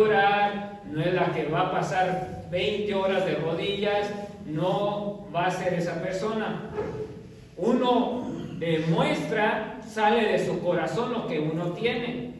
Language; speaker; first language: Spanish; native; Spanish